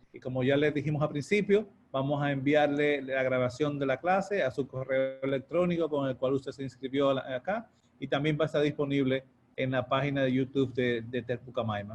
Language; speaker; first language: Spanish; native; Spanish